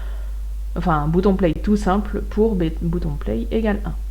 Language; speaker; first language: French; native; French